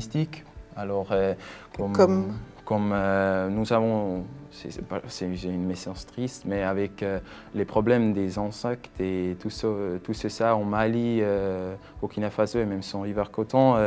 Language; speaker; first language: French; non-native, fluent; Swiss German